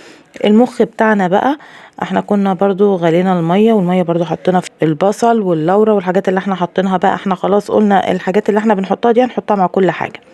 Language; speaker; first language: Arabic; native; Arabic